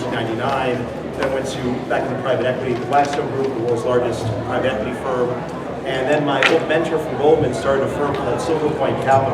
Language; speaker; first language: English; native; English